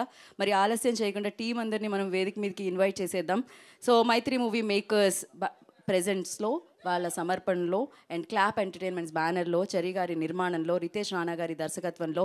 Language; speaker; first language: Telugu; native; Telugu